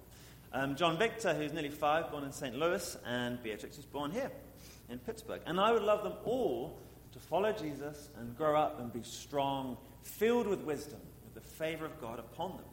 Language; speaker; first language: English; native; English